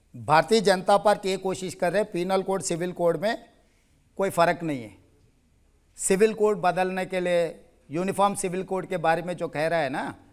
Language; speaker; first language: Hindi; non-native, local second language; Telugu